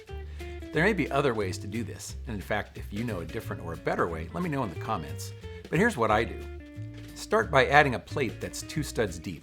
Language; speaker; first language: English; native; English